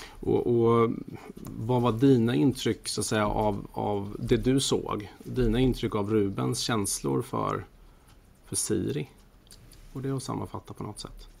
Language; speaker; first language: Swedish; native; Swedish